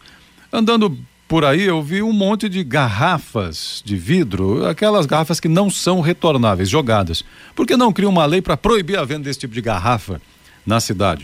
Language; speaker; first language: Portuguese; native; Portuguese